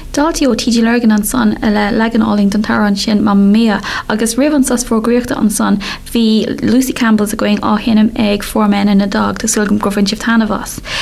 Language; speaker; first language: Irish; non-native, local second language; English